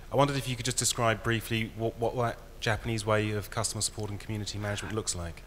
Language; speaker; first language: English; non-native, fluent; German